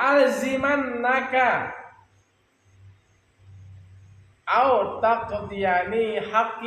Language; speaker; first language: Arabic; non-native, fluent; Sasak